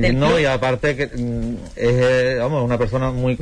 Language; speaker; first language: Spanish; native; Spanish